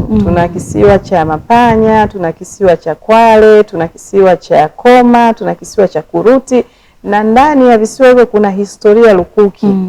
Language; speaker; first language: Swahili; native; Swahili